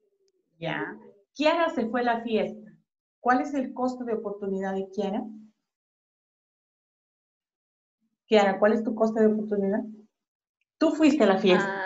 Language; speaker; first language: Spanish; native; Spanish